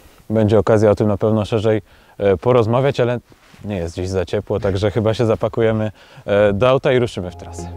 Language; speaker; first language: Polish; native; Polish